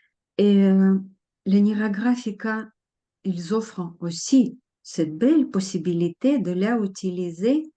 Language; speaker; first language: French; non-native, fluent; Russian